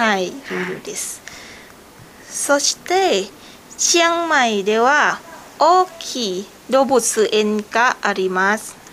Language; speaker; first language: Japanese; non-native, learner; Thai